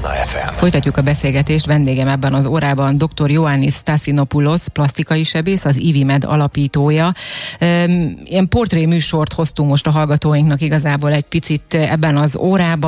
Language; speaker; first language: Hungarian; native; Hungarian